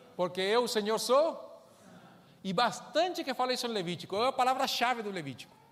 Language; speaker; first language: Portuguese; non-native, fluent; Spanish